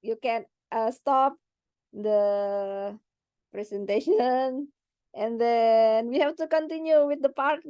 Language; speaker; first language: English; non-native, learner; Indonesian